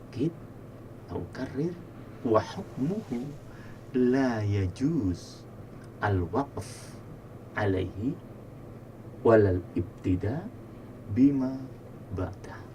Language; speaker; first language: Arabic; non-native, fluent; Indonesian